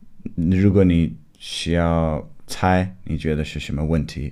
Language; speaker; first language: Chinese; non-native, fluent; English